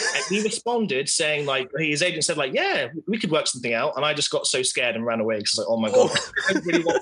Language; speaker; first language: English; native; English